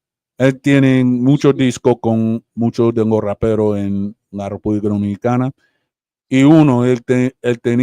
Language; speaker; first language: Spanish; early bilingual, heritage; Spanish